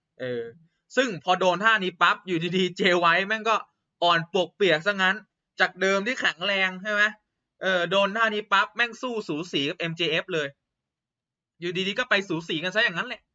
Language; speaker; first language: Thai; native; Thai